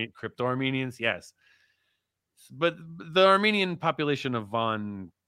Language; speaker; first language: English; early bilingual, other home language; Turkish